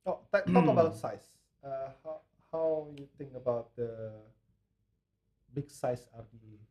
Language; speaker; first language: English; non-native, learner; Indonesian